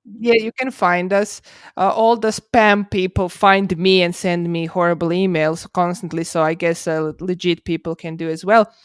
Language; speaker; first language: English; non-native, fluent; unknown